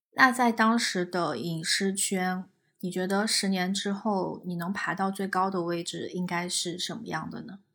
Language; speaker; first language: Chinese; native; Chinese